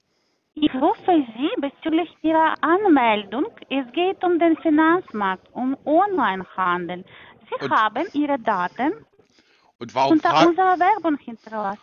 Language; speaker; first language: German; non-native, learner; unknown